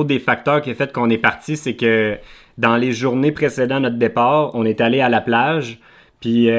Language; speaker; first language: French; native; French